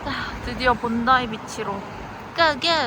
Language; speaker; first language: Korean; native; Korean